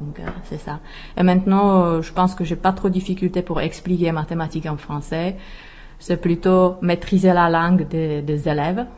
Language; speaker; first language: French; non-native, fluent; Czech